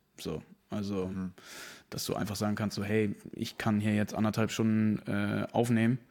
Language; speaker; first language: German; native; German